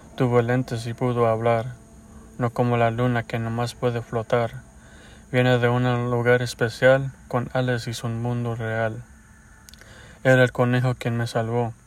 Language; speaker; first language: Spanish; early bilingual, heritage; Spanish